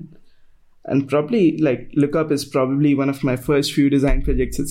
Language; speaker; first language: English; non-native, local second language; Hindi